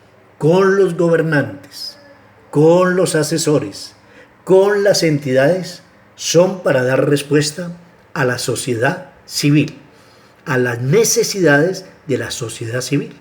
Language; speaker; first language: Spanish; native; Spanish